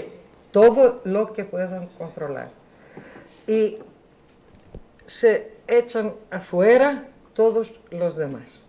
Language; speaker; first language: Spanish; non-native, learner; Greek